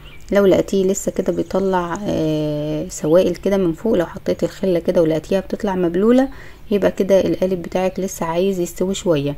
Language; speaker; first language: Arabic; native; Arabic